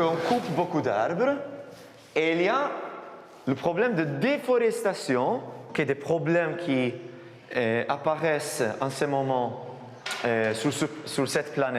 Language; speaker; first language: French; non-native, fluent; Maltese